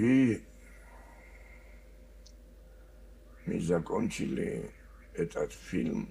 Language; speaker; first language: Russian; non-native, learner; Georgian